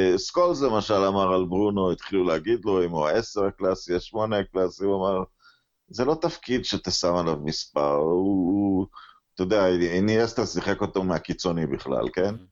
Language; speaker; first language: Hebrew; native; Hebrew